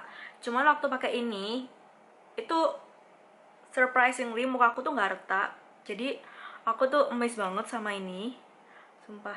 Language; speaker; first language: Indonesian; native; Indonesian